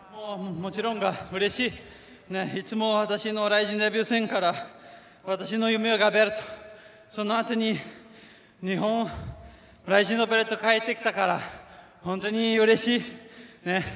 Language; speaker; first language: Japanese; early bilingual, other home language; Portuguese